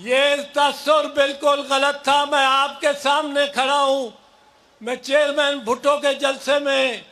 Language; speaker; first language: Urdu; non-native, local second language; Punjabi